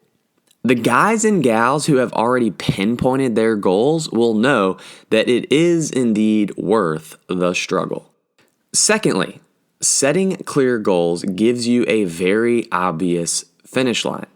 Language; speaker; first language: English; native; English